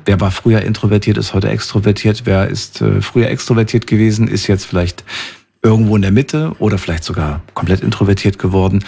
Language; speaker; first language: German; native; German